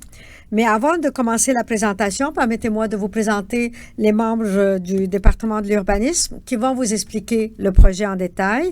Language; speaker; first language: French; native; French